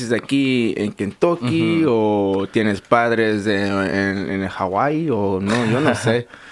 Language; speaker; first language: Spanish; native; Spanish